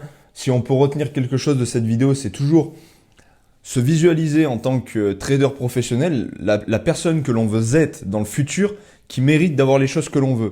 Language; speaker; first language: French; native; French